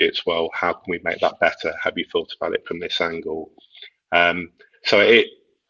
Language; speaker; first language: English; native; English